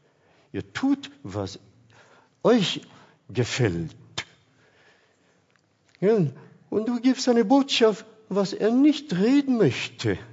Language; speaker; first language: German; non-native, fluent; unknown